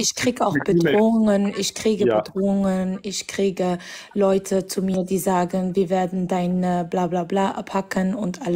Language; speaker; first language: German; non-native, fluent; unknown